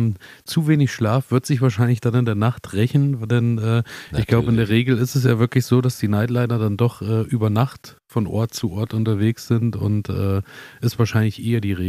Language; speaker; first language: German; native; German